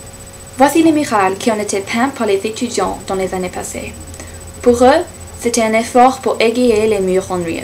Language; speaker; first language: French; non-native, learner; English